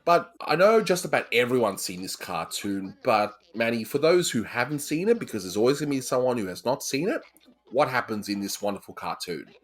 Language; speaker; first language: English; native; English